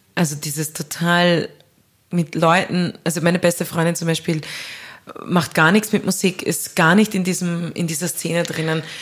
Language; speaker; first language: German; native; German